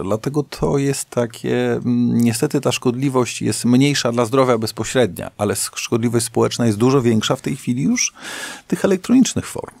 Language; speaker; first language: Polish; native; Polish